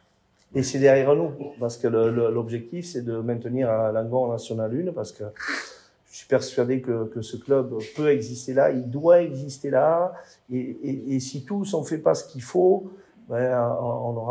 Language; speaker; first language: French; native; French